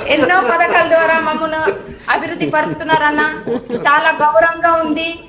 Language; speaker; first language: Telugu; non-native, local second language; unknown